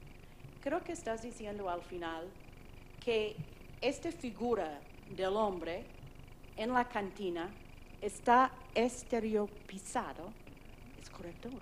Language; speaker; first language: Spanish; non-native, fluent; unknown